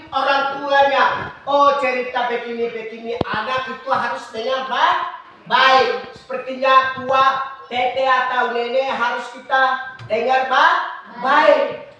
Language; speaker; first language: Indonesian; non-native, local second language; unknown